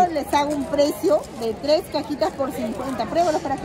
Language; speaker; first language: Spanish; native; Spanish